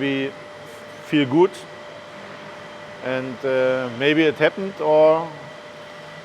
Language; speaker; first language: English; non-native, learner; German